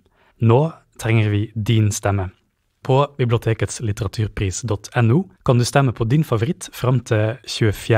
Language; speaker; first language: Norwegian; native; Norwegian